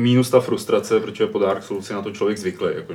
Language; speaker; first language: Czech; native; Czech